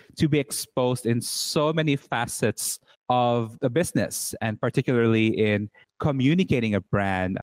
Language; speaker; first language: English; non-native, local second language; Cebuano